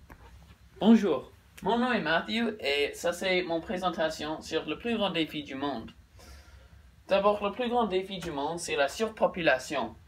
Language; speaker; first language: French; non-native, learner; English